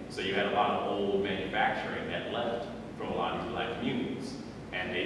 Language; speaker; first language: English; native; English